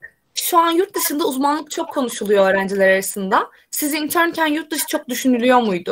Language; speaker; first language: Turkish; native; Turkish